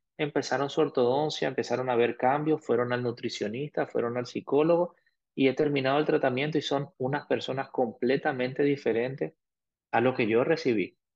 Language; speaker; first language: Spanish; early bilingual, other home language; Arabic